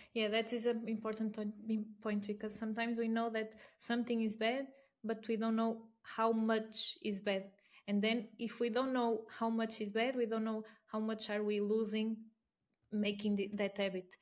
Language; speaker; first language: English; non-native, fluent; Portuguese